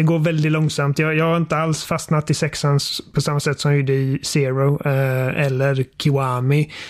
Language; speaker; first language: Swedish; native; Swedish